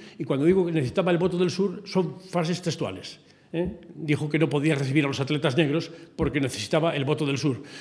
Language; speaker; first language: Spanish; native; Spanish